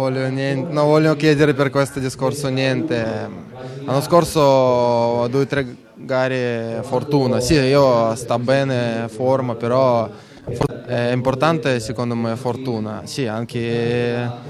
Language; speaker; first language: Italian; non-native, learner; Russian